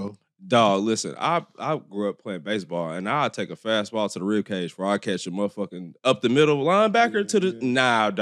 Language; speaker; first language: English; native; English